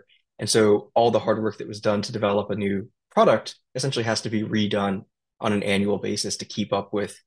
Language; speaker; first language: English; native; English